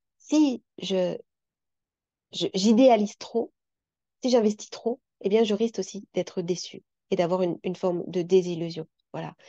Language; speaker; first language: French; native; French